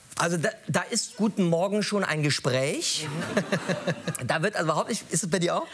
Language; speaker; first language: German; native; German